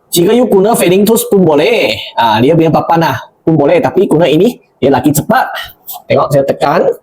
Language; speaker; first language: Malay; non-native, local second language; Chinese